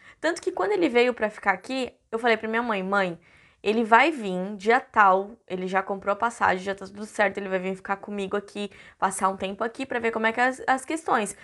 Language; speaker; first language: Portuguese; native; Portuguese